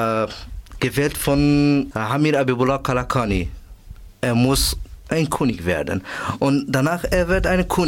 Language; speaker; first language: German; non-native, learner; Persian